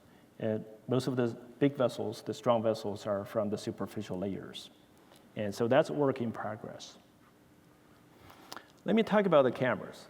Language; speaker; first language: English; non-native, fluent; Chinese